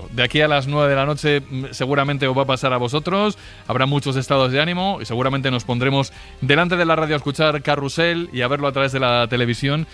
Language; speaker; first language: Spanish; native; Spanish